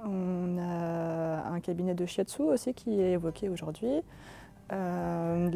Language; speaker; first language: French; native; French